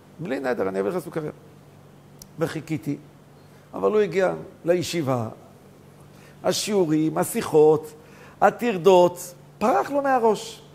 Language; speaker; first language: Hebrew; native; Hebrew